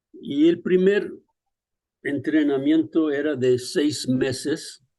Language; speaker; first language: Spanish; early bilingual, other home language; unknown